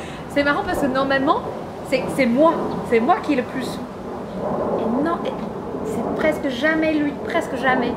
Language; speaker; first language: French; non-native, fluent; English